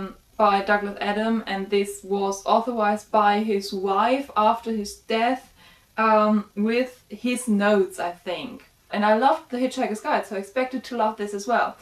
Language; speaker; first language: English; non-native, fluent; German